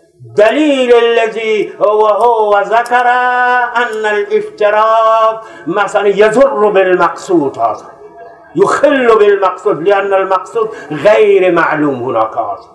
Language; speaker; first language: Arabic; non-native, fluent; Persian